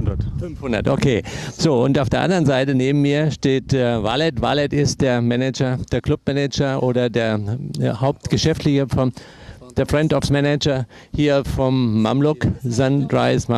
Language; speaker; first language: German; native; German